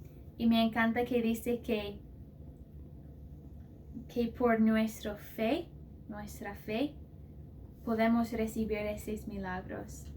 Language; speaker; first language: Spanish; non-native, fluent; English